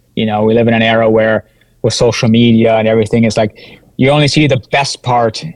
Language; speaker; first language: English; native; English